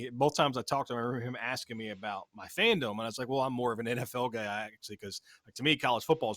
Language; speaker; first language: English; native; English